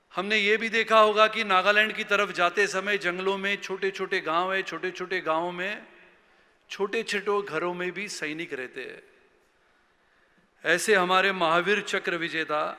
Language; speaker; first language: Hindi; non-native, local second language; Marathi